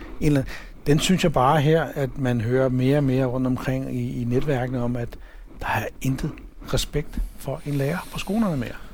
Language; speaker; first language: Danish; early bilingual, other home language; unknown